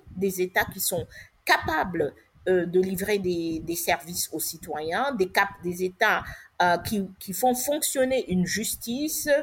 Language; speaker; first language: French; non-native, local second language; English